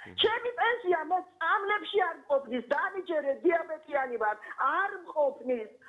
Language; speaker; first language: Georgian; native; Georgian